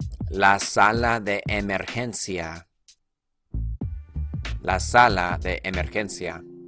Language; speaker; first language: Spanish; non-native, fluent; English